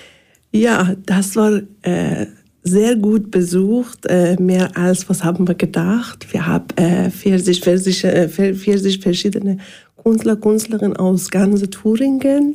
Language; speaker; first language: German; non-native, learner; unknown